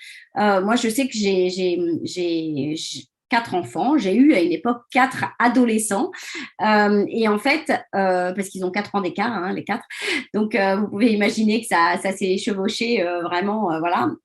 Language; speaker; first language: French; native; French